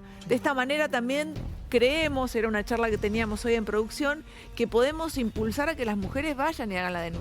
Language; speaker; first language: Spanish; native; Spanish